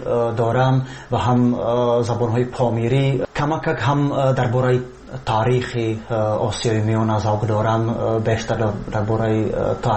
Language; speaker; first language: Tajik; non-native, fluent; Czech